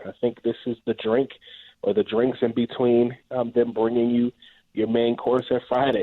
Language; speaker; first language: English; native; English